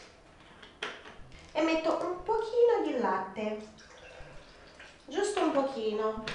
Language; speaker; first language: Italian; non-native, fluent; Portuguese